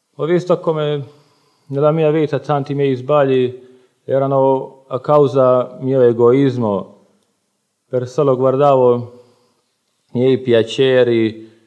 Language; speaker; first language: Italian; non-native, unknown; Bosnian